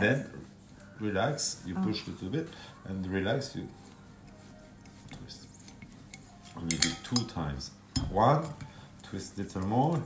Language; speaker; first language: English; non-native, learner; French